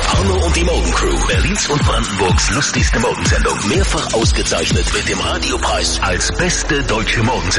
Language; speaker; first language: German; native; German